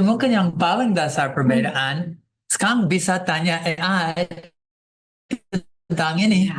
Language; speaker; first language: Indonesian; non-native, fluent; English